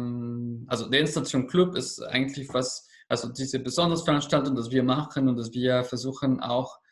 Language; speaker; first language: German; non-native, learner; Spanish